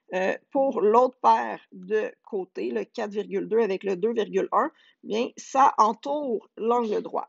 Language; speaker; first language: French; native; French